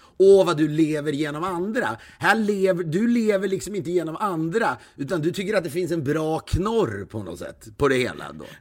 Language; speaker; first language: Swedish; native; Swedish